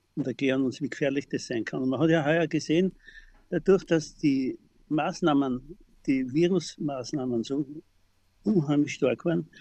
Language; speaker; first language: German; native; German